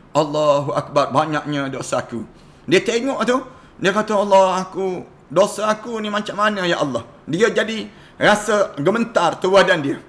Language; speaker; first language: Malay; native; Malay